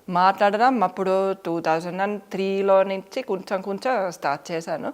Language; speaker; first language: Telugu; non-native, fluent; Finnish